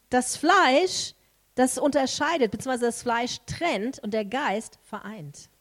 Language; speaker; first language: German; native; German